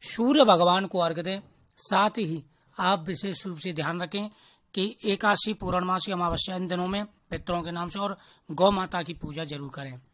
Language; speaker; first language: Hindi; native; Hindi